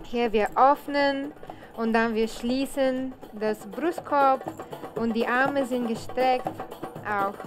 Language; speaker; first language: German; non-native, learner; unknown